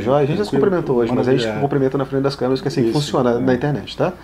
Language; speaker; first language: Portuguese; native; Portuguese